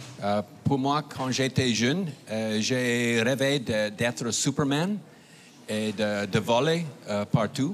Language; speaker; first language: French; non-native, fluent; English